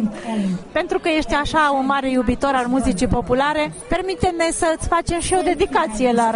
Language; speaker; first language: Romanian; native; Romanian